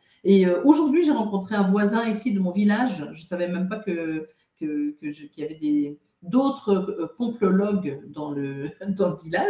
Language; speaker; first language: French; native; French